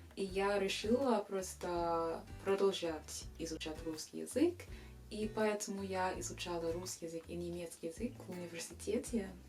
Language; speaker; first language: Russian; non-native, fluent; English